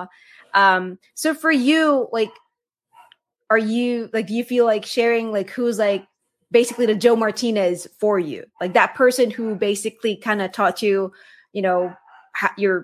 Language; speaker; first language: English; non-native, local second language; Filipino